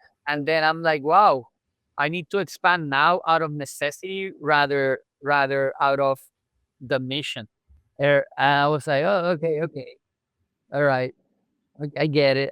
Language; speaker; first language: English; non-native, local second language; Spanish